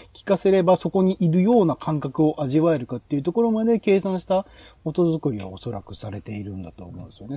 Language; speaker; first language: Japanese; native; Japanese